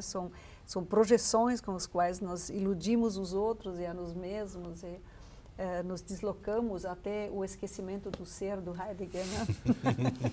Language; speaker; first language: Portuguese; non-native, fluent; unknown